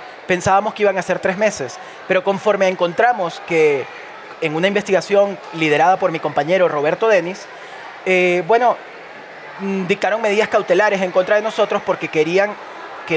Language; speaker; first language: Spanish; native; Spanish